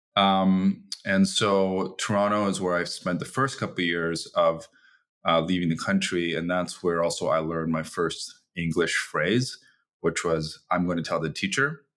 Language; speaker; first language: English; early bilingual, other home language; Chinese